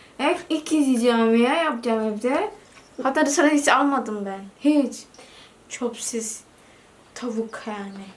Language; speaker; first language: Turkish; non-native, learner; Indonesian